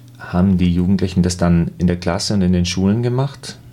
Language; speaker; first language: German; native; German